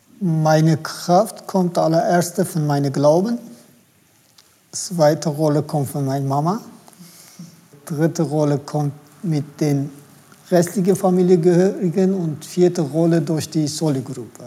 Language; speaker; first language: German; non-native, fluent; Turkish